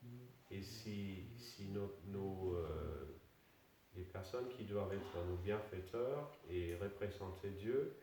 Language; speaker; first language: French; non-native, fluent; Danish